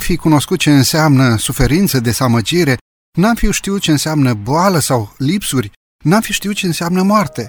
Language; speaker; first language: Romanian; native; Romanian